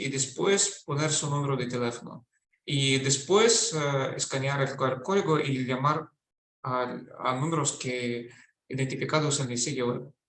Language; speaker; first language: Spanish; non-native, fluent; Russian